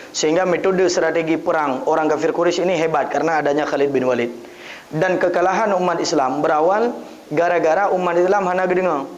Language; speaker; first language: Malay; non-native, local second language; Achinese